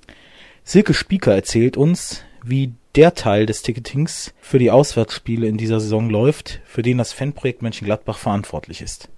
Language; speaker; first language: German; native; German